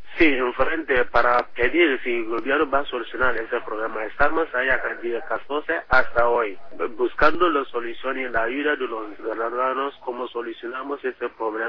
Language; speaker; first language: Spanish; non-native, learner; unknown